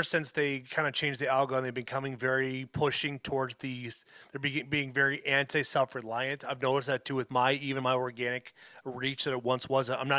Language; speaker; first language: English; native; English